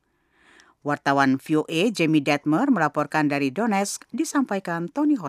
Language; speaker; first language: Indonesian; native; Indonesian